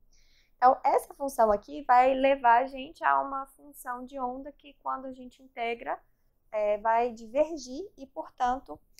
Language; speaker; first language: Portuguese; native; Portuguese